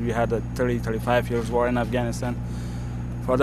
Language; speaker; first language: English; non-native, fluent; Persian